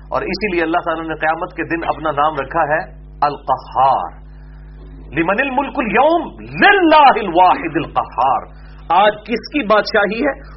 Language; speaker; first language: Urdu; non-native, local second language; Punjabi